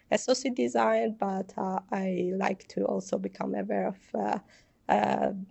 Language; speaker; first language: English; non-native, fluent; Persian